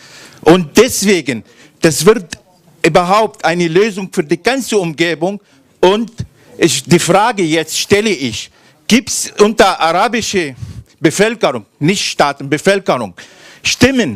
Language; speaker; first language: German; non-native, fluent; Arabic